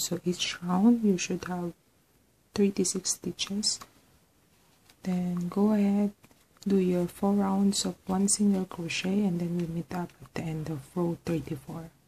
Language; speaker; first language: English; non-native, fluent; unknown